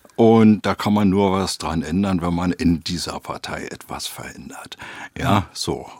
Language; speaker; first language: German; native; German